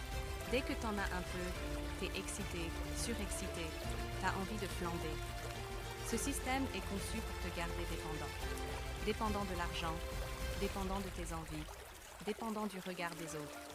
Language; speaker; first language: French; native; French